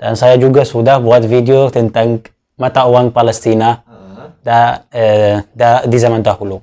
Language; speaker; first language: Indonesian; non-native, fluent; Arabic